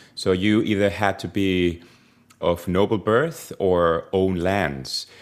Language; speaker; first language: English; non-native, fluent; Spanish